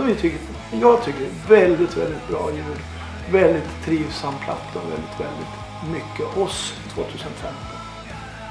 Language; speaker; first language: Swedish; native; Swedish